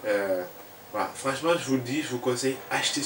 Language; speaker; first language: French; native; French